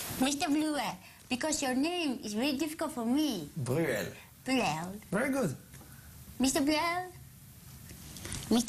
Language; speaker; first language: English; non-native, learner; Dutch